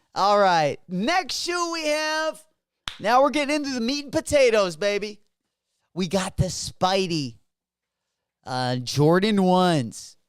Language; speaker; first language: English; native; English